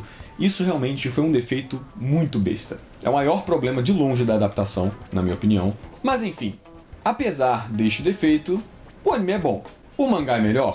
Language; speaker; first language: Portuguese; native; Portuguese